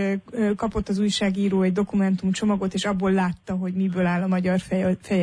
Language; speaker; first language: Hungarian; native; Hungarian